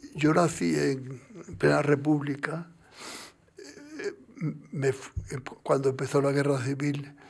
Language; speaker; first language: Spanish; native; Spanish